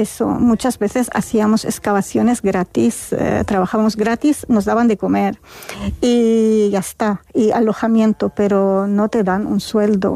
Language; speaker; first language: Spanish; non-native, fluent; Arabic